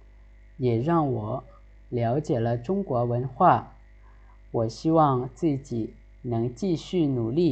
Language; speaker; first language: Chinese; non-native, fluent; Lao